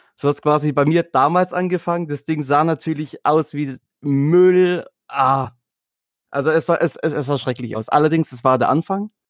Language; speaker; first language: German; native; German